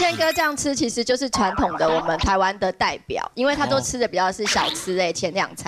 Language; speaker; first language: Chinese; native; Chinese